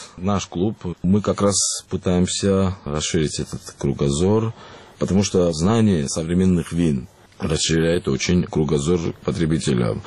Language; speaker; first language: Russian; non-native, local second language; Georgian